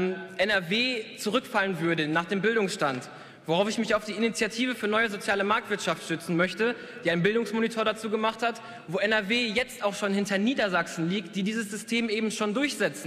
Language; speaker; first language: German; native; German